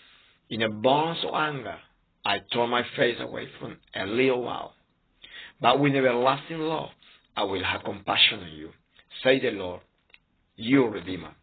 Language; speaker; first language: English; non-native, fluent; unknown